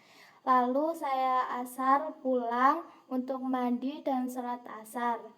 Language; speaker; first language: Indonesian; non-native, local second language; Javanese